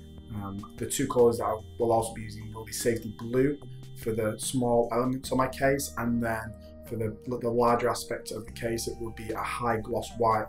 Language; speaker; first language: English; native; English